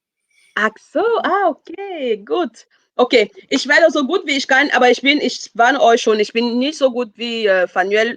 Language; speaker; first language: German; non-native, fluent; French